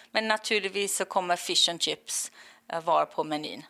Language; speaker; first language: Swedish; non-native, fluent; English